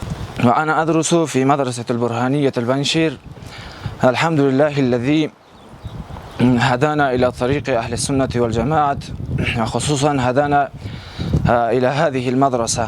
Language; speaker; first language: Arabic; non-native, learner; Persian